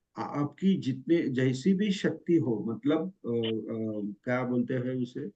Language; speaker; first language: Hindi; non-native, local second language; Marathi